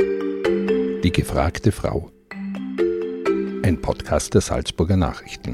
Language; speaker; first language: German; native; German